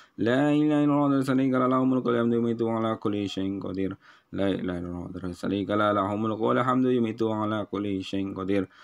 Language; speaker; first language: Arabic; non-native, learner; Indonesian